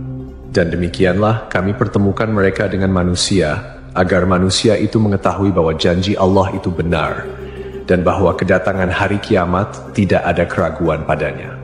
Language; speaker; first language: Indonesian; native; Indonesian